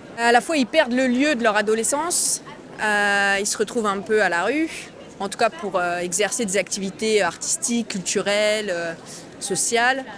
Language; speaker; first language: French; native; French